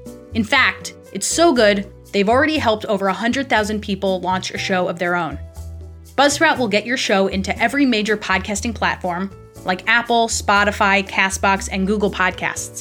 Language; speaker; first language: English; native; English